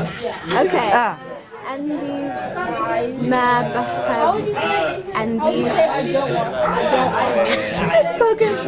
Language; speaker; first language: Arabic; non-native, learner; English